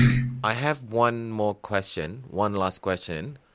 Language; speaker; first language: English; non-native, local second language; Malay